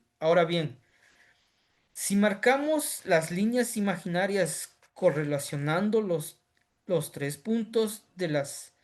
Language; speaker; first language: Spanish; native; Spanish